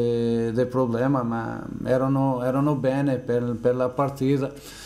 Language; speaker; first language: Italian; non-native, fluent; Portuguese